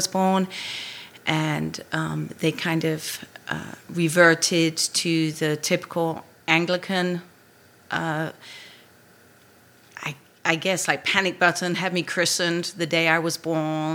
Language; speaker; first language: English; native; English